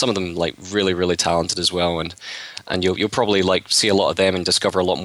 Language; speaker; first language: English; native; English